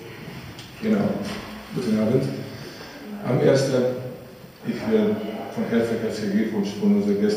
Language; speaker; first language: German; non-native, fluent; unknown